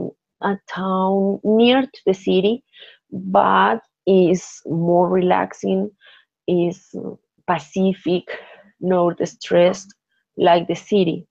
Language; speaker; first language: English; non-native, learner; Spanish